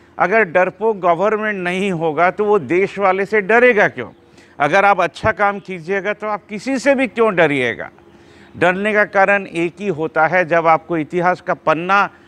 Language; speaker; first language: Hindi; non-native, local second language; Bangla